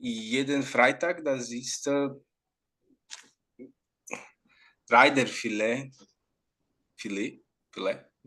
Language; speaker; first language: German; non-native, learner; Portuguese